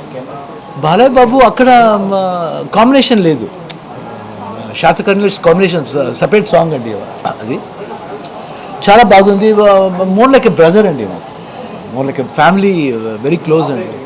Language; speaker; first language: Telugu; non-native, learner; Kannada